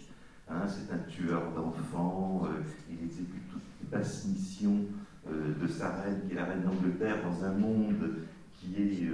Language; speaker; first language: French; native; French